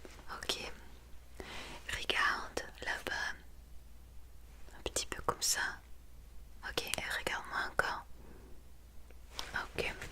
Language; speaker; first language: French; non-native, learner; English